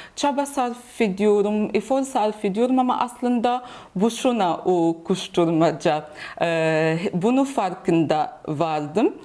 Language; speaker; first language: Turkish; non-native, fluent; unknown